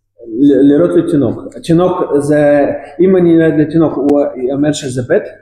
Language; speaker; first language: Hebrew; non-native, fluent; Russian